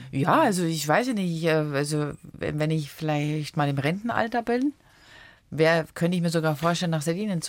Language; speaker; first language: German; early bilingual, other home language; Italian